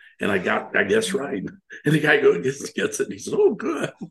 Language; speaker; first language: English; native; English